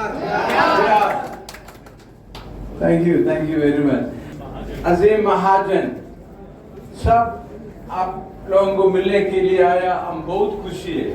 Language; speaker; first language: Hindi; non-native, local second language; Malayalam